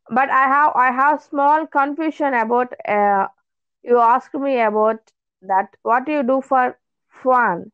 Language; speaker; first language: English; non-native, local second language; Telugu